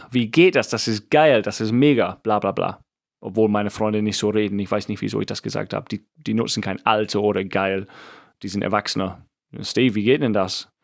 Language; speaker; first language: German; non-native, fluent; English